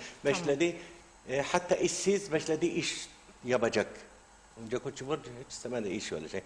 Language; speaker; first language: Turkish; non-native, learner; Arabic